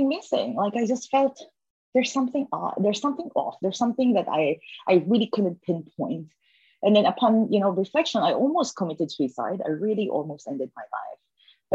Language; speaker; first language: English; non-native, local second language; Filipino